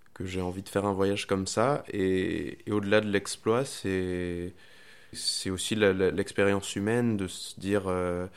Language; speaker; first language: French; non-native, fluent; Spanish